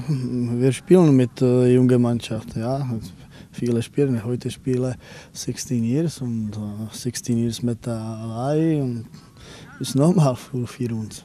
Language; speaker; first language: German; non-native, learner; Greek